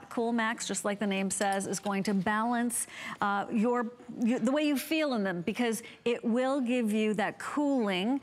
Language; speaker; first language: English; native; English